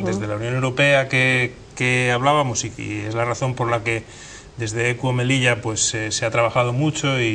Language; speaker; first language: Spanish; native; Spanish